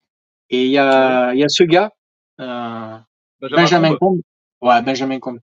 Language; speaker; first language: French; native; French